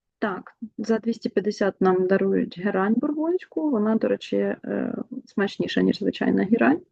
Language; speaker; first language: Ukrainian; non-native, local second language; Russian